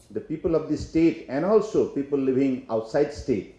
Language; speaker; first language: English; non-native, local second language; Assamese